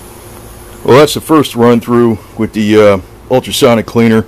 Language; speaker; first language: English; native; English